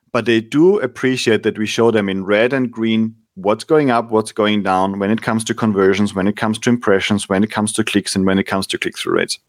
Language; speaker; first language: English; non-native, fluent; German